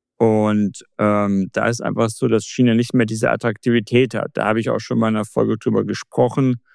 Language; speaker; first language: German; native; German